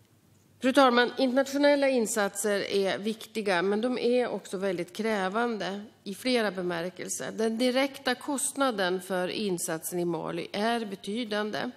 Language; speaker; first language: Swedish; native; Swedish